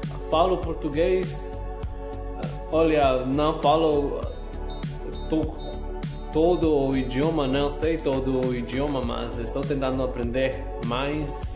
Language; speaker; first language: Portuguese; non-native, learner; Spanish